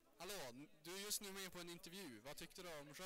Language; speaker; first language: Swedish; native; Swedish